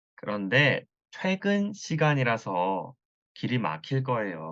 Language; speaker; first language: Korean; non-native, learner; Thai